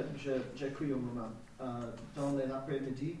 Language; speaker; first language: French; non-native, learner; English